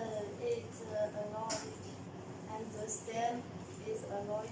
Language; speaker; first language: English; non-native, learner; Chinese